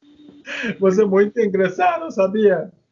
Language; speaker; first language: Portuguese; non-native, learner; English